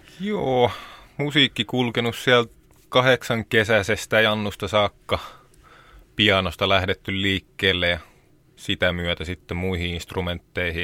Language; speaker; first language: Finnish; native; Finnish